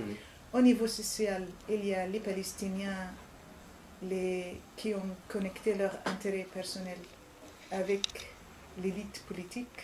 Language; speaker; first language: French; non-native, fluent; Arabic